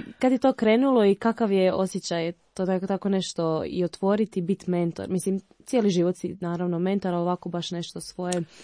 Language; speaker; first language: Croatian; native; Croatian